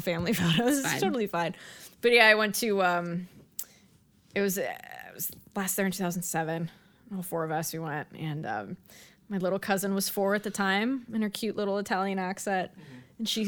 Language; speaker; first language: English; native; English